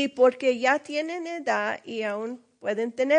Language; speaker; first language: Spanish; early bilingual, heritage; English